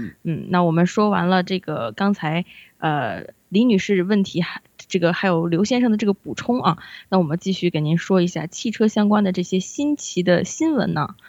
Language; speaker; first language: Chinese; native; Chinese